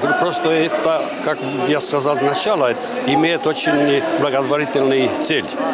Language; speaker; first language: Russian; non-native, learner; Romanian